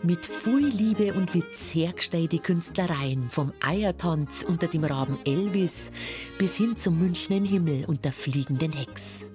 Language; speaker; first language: German; native; German